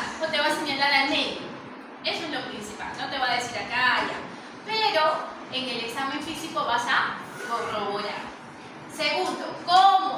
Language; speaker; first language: Spanish; native; Spanish